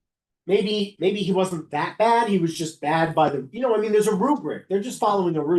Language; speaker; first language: English; native; English